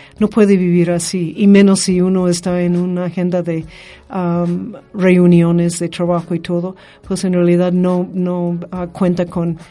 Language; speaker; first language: Spanish; non-native, fluent; English